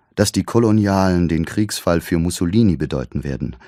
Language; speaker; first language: German; native; German